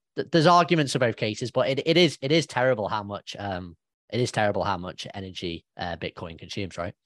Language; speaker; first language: English; native; English